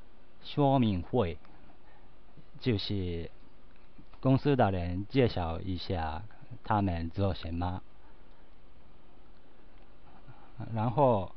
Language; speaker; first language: Chinese; non-native, learner; Japanese